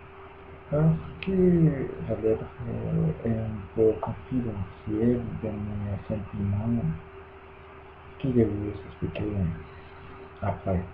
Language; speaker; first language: French; non-native, learner; Spanish